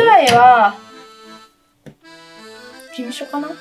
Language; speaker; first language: Japanese; non-native, fluent; Italian